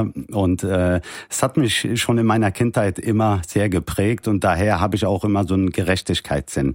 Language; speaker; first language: German; early bilingual, heritage; Turkish